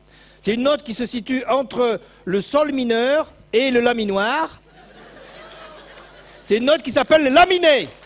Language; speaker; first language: French; native; French